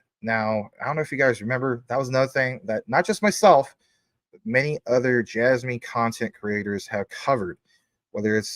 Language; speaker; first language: English; native; English